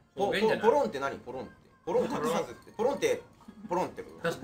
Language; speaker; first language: Japanese; native; Japanese